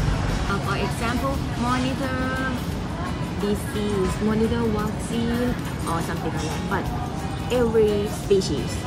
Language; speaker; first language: English; non-native, learner; Thai